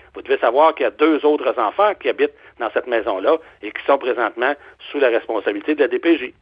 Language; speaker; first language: French; native; French